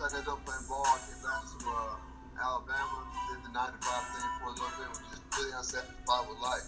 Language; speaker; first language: English; native; English